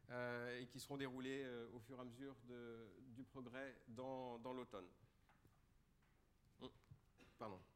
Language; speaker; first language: French; native; French